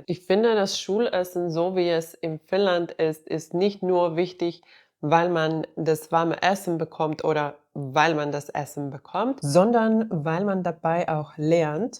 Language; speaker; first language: German; non-native, fluent; Finnish